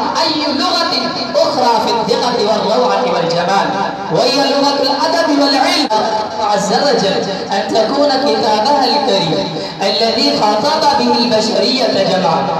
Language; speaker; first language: Arabic; non-native, learner; Urdu